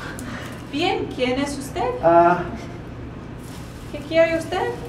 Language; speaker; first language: Spanish; non-native, learner; English